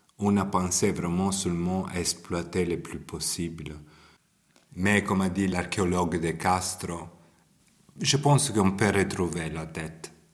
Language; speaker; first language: French; non-native, fluent; Italian